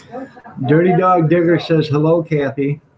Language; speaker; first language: English; native; English